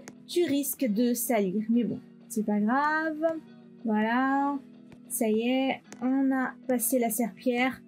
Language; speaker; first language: French; native; French